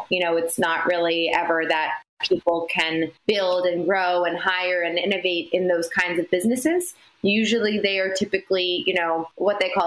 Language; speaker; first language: English; native; English